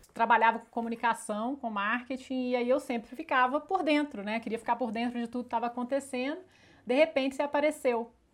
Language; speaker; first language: Portuguese; native; Portuguese